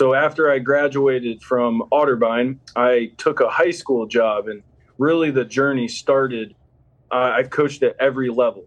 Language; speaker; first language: English; native; English